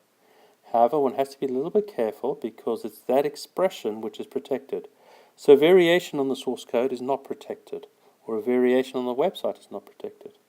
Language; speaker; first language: English; native; English